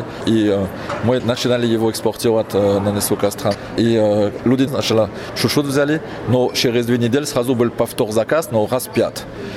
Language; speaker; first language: Russian; non-native, fluent; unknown